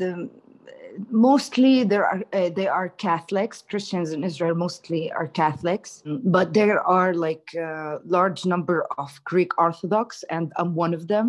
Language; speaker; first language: English; non-native, fluent; Hebrew